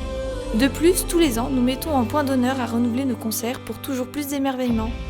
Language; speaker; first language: French; native; French